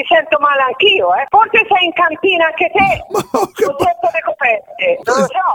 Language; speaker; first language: Italian; native; Italian